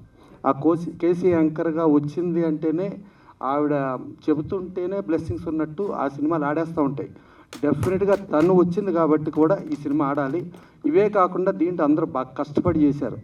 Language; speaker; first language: Telugu; native; Telugu